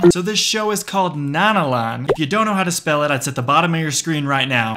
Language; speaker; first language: English; native; English